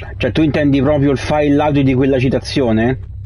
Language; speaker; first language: Italian; native; Italian